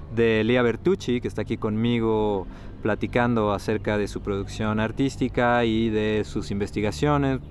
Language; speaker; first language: Spanish; native; Spanish